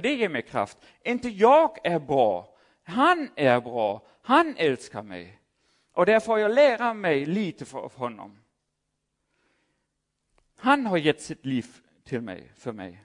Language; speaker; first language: Swedish; non-native, fluent; German